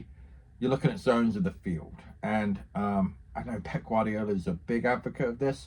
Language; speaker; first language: English; native; English